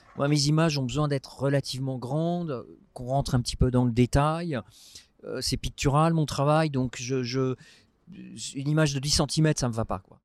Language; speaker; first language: French; native; French